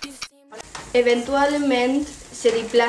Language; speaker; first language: French; non-native, learner; Spanish